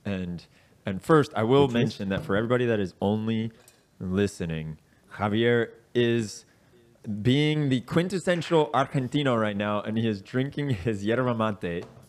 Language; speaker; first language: English; native; English